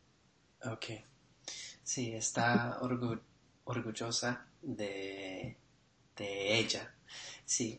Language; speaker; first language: Spanish; non-native, learner; English